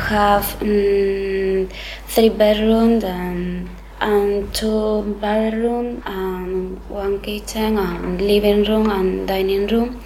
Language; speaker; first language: English; non-native, learner; Spanish